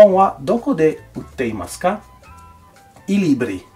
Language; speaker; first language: Japanese; non-native, fluent; Italian